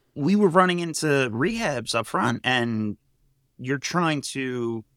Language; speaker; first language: English; native; English